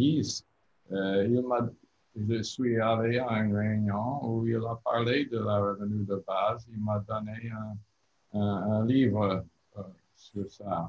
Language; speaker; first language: French; non-native, learner; English